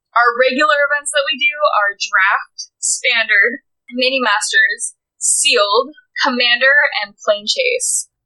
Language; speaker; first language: English; native; English